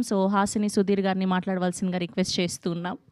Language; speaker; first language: Telugu; native; Telugu